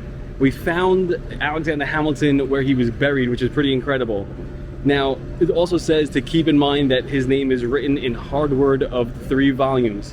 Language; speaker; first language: English; native; English